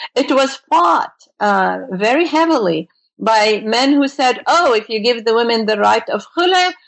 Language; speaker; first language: English; non-native, fluent; Arabic